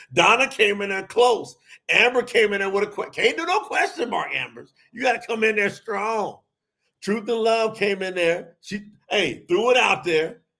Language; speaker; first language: English; native; English